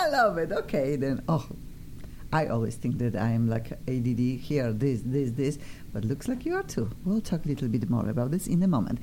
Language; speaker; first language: English; non-native, fluent; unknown